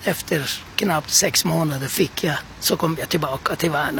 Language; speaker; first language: Swedish; non-native, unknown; Turkish